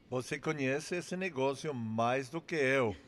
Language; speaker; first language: Portuguese; non-native, fluent; English